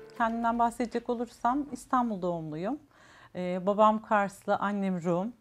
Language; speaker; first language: Turkish; native; Turkish